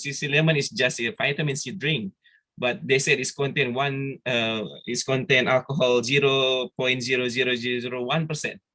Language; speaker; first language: English; non-native, fluent; Indonesian